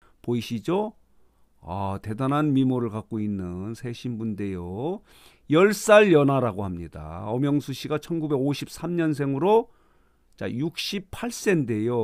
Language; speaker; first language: Korean; native; Korean